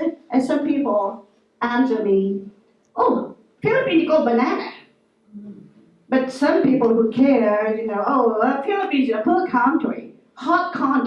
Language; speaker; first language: English; non-native, local second language; Filipino